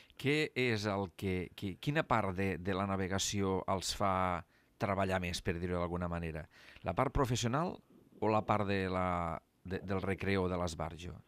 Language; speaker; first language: Catalan; native; Catalan